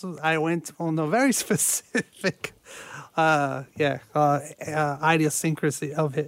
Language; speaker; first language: English; non-native, fluent; Portuguese